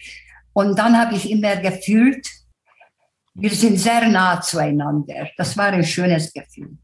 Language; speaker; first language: German; non-native, fluent; Hungarian